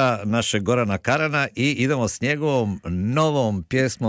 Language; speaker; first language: Croatian; native; Croatian